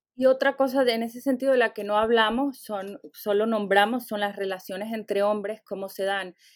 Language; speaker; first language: Spanish; native; Spanish